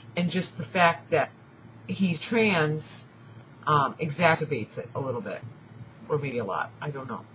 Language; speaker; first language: English; native; English